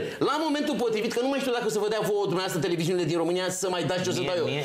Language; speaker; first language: Romanian; native; Romanian